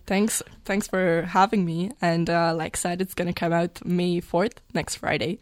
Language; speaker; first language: English; non-native, local second language; French